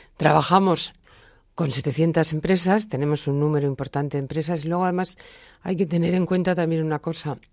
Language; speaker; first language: Spanish; native; Spanish